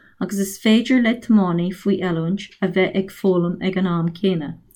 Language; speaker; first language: Irish; non-native, learner; English